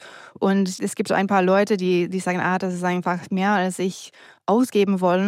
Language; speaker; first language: German; non-native, fluent; English